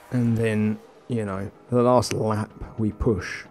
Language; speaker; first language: English; native; English